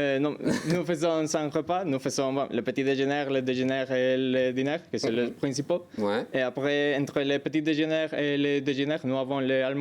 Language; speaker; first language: French; non-native, learner; Spanish